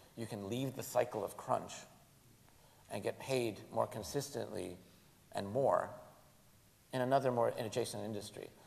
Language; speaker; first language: English; native; English